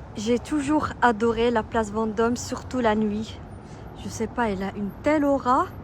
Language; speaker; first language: French; non-native, local second language; Arabic